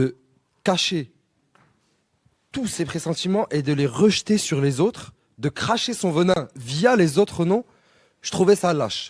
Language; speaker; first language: French; native; French